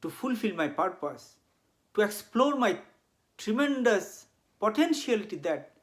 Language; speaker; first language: English; non-native, local second language; Bangla